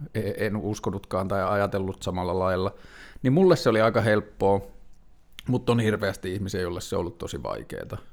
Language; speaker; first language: Finnish; native; Finnish